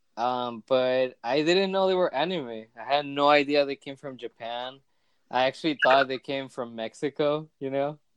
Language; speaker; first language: English; early bilingual, other home language; Spanish